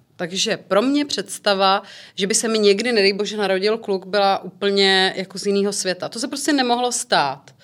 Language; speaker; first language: Czech; native; Czech